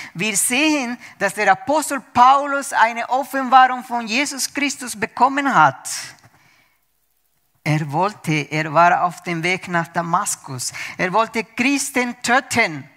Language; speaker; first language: German; non-native, fluent; Spanish